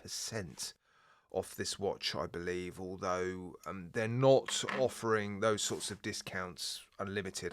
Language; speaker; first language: English; native; English